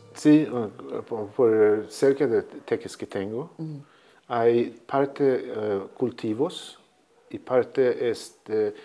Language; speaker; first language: Spanish; non-native, fluent; Swedish